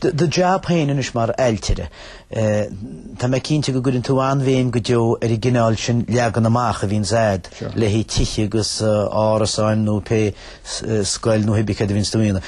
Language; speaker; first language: Irish; native; Irish